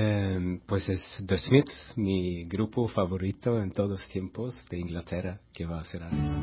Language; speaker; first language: Spanish; non-native, fluent; Swedish